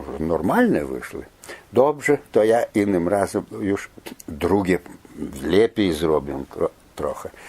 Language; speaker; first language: Polish; non-native, fluent; Belarusian